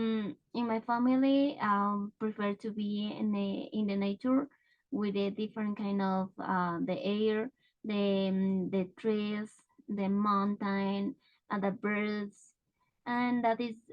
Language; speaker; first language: English; non-native, learner; Spanish